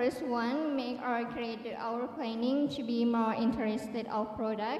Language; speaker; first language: English; non-native, learner; Thai